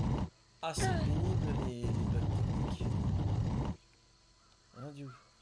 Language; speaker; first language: French; native; French